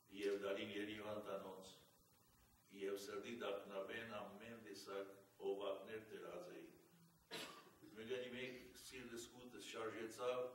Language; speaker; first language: Armenian; early bilingual, heritage; Armenian